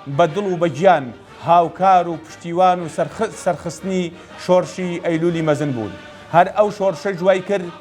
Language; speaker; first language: Central Kurdish; native; Central Kurdish